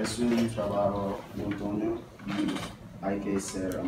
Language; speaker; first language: Spanish; non-native, learner; English